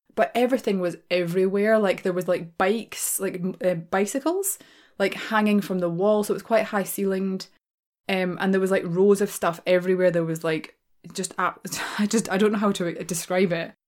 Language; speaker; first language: English; native; English